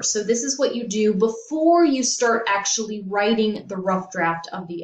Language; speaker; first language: English; native; English